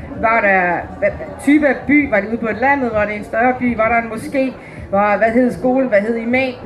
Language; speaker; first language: Danish; native; Danish